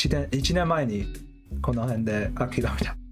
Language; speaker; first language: Japanese; non-native, learner; English